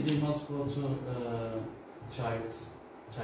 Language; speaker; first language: English; non-native, learner; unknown